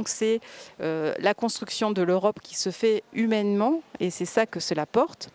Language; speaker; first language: French; native; French